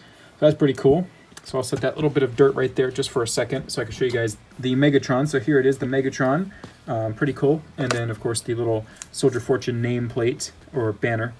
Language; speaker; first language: English; native; English